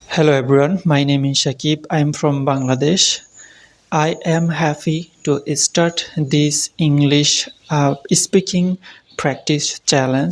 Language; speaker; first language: English; non-native, learner; Bangla